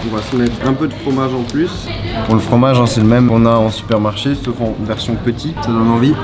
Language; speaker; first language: French; native; French